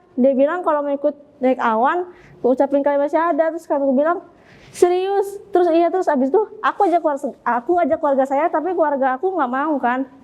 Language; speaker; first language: Indonesian; native; Indonesian